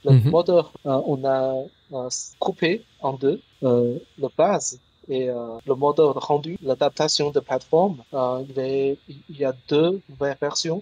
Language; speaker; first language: French; non-native, learner; Chinese